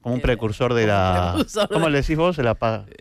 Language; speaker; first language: Spanish; native; Spanish